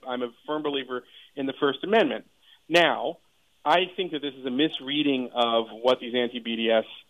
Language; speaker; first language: English; native; English